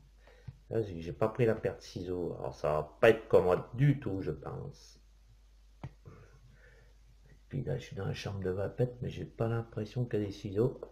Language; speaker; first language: French; native; French